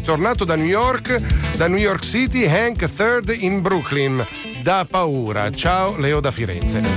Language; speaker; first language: Italian; native; Italian